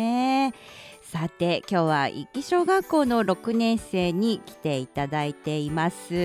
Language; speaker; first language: Japanese; native; Japanese